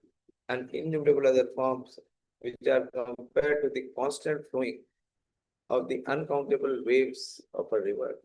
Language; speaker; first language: English; non-native, local second language; Hindi